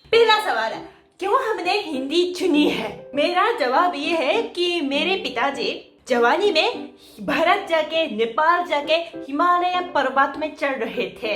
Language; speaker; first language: Hindi; non-native, fluent; Japanese